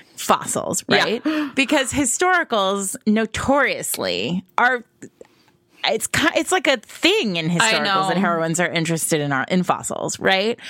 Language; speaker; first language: English; native; English